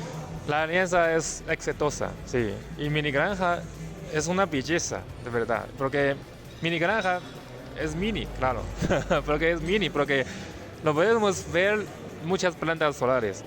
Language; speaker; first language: Spanish; non-native, fluent; Chinese